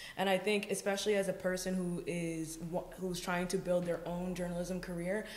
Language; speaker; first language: English; native; English